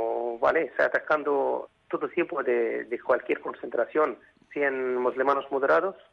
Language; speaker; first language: Spanish; non-native, fluent; Arabic